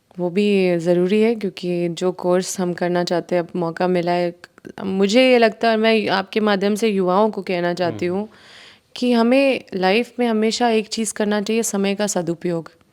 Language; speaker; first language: Hindi; native; Hindi